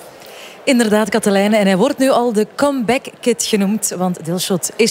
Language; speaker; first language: Dutch; native; Dutch